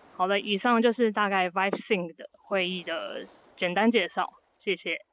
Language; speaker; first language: Chinese; native; Chinese